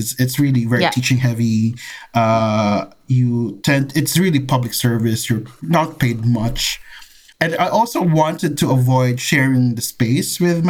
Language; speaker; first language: English; non-native, local second language; Filipino